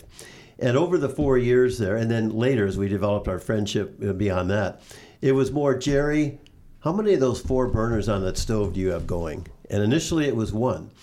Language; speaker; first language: English; native; English